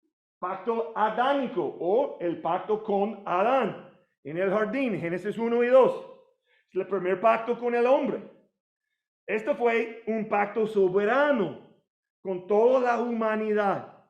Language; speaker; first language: Spanish; non-native, learner; English